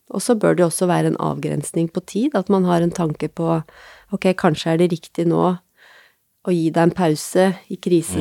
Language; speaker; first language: Norwegian; native; Norwegian